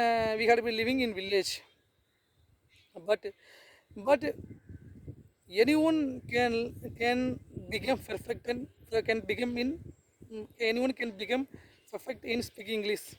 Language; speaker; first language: English; non-native, learner; Tamil